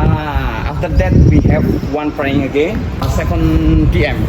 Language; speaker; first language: English; non-native, learner; Indonesian